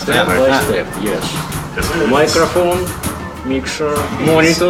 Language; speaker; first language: English; non-native, learner; Russian